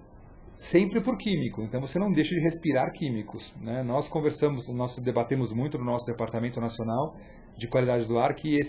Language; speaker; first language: Portuguese; native; Portuguese